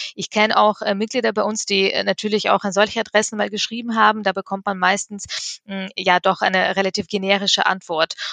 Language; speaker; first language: German; early bilingual, other home language; Russian